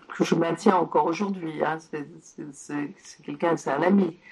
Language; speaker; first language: French; early bilingual, other home language; Polish